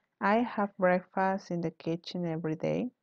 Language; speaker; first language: English; non-native, fluent; Spanish